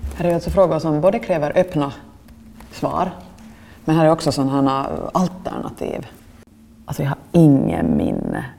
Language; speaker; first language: Swedish; native; Swedish